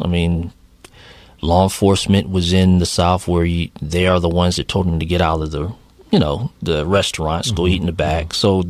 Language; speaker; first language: English; native; English